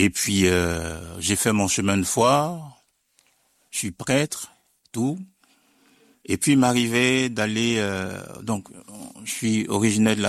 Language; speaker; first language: French; non-native, local second language; Baoulé